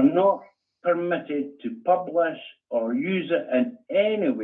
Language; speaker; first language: English; native; English